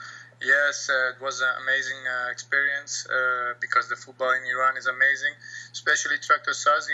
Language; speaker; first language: English; non-native, fluent; Dutch